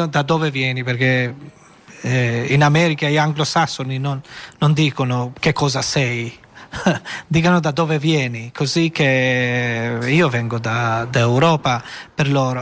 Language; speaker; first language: Italian; non-native, fluent; Albanian